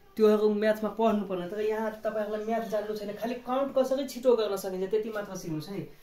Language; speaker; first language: Nepali; non-native, local second language; Maithili